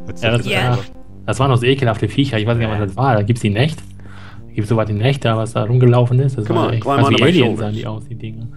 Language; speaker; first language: German; native; German